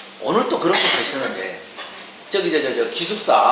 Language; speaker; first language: Korean; native; Korean